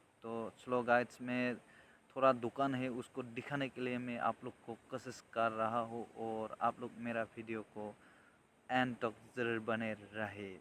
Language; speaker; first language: Hindi; non-native, local second language; Bodo